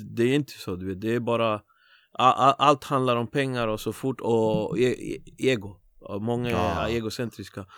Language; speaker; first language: Swedish; early bilingual, other home language; Spanish